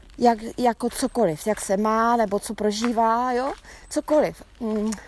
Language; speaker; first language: Czech; native; Czech